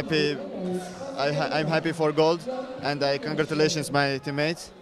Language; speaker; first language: English; non-native, learner; Turkish